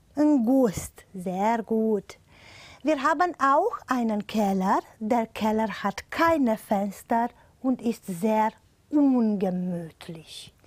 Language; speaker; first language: German; non-native, fluent; Romanian